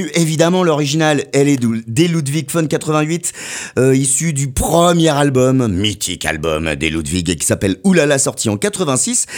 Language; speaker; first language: French; native; French